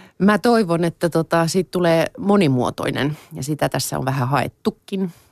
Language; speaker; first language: Finnish; non-native, local second language; Swedish